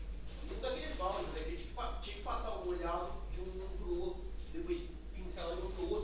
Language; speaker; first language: Portuguese; native; Portuguese